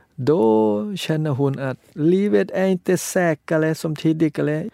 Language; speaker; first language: Swedish; non-native, learner; Thai